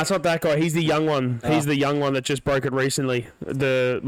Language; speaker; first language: English; native; English